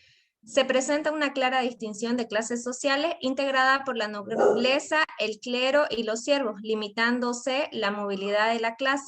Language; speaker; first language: Spanish; native; Spanish